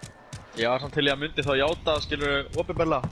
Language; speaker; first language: Icelandic; native; Icelandic